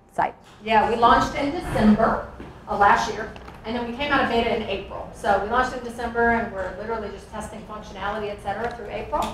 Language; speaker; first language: English; native; English